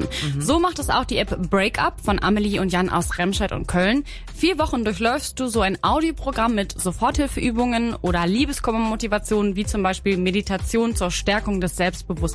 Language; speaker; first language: German; native; German